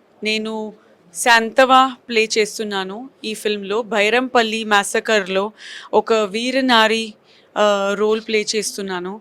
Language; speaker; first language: Telugu; non-native, fluent; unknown